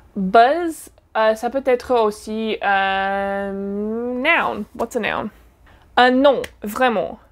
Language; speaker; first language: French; non-native, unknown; English